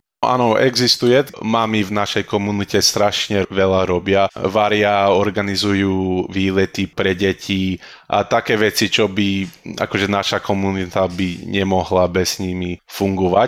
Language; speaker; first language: Slovak; early bilingual, heritage; Slovak